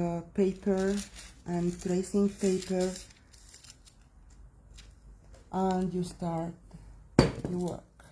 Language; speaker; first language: English; non-native, fluent; Arabic